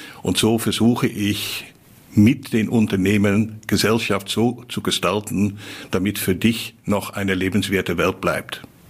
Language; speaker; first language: German; non-native, fluent; Dutch